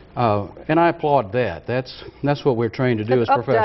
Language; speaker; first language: English; native; English